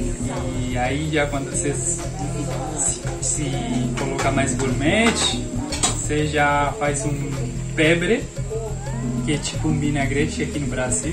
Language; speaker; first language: Portuguese; non-native, fluent; Spanish